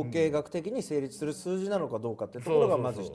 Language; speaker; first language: Japanese; native; Japanese